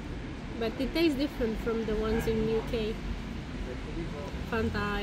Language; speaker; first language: English; non-native, fluent; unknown